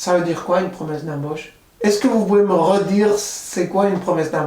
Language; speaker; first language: French; non-native, fluent; Spanish